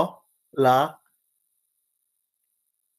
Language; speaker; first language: French; non-native, learner; Bangla